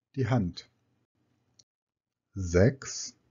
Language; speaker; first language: German; native; German